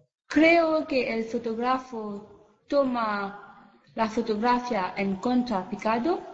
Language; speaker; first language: Spanish; non-native, learner; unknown